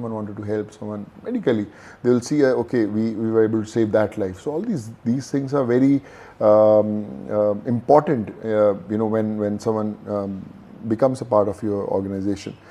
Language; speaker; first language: English; non-native, local second language; Punjabi